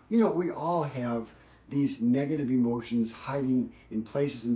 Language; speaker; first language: English; native; English